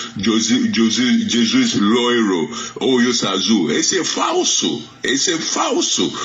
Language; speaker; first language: Portuguese; non-native, fluent; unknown